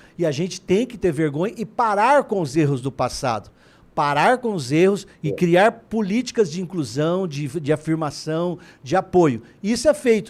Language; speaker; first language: Portuguese; native; Portuguese